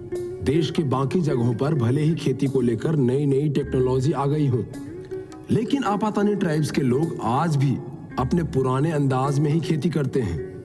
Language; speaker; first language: Hindi; native; Hindi